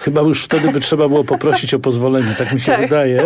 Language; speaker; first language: Polish; native; Polish